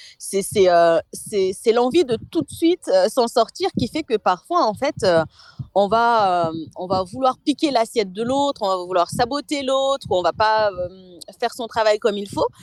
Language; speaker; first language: French; non-native, local second language; Malagasy